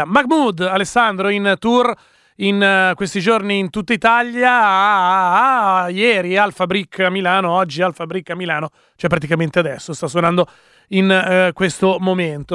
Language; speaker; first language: Italian; native; Italian